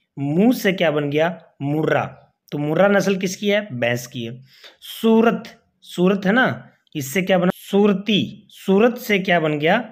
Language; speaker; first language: Hindi; native; Hindi